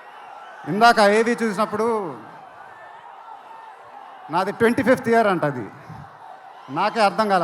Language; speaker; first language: Telugu; native; Telugu